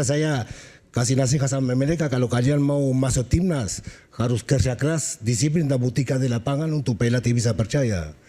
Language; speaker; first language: Indonesian; non-native, fluent; Spanish